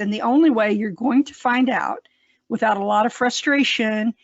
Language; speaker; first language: English; native; English